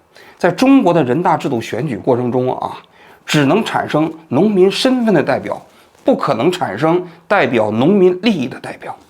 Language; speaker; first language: Chinese; native; Chinese